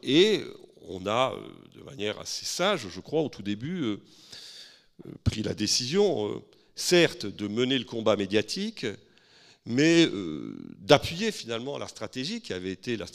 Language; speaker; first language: French; native; French